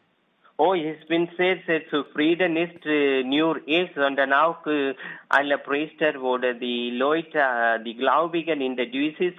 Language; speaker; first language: German; non-native, learner; Tamil